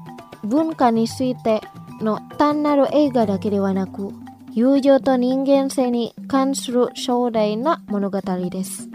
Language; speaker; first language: Japanese; non-native, fluent; Indonesian